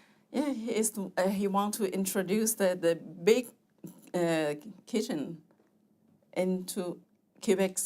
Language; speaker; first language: English; non-native, learner; Chinese